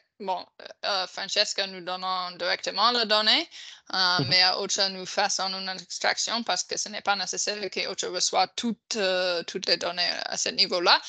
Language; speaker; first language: French; non-native, fluent; English